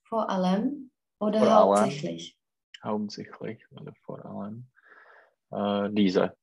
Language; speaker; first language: German; non-native, learner; Czech